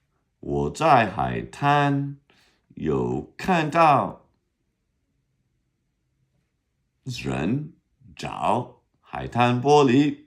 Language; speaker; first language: Chinese; non-native, fluent; English